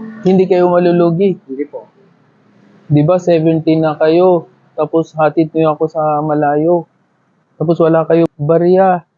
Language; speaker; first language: Filipino; non-native, learner; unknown